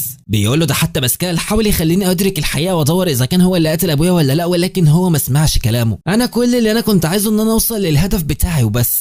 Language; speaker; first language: Arabic; native; Arabic